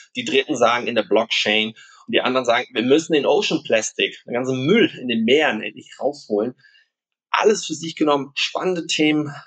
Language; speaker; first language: German; non-native, local second language; Low German